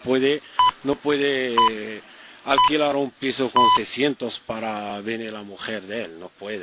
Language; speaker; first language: Spanish; non-native, learner; Arabic